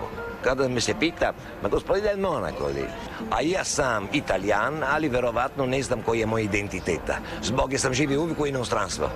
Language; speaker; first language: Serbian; non-native, learner; Italian